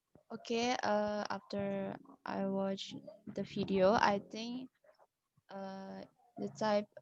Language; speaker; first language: English; non-native, learner; Indonesian